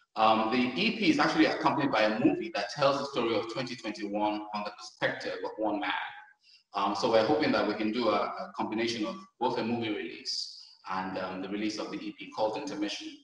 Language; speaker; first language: English; native; English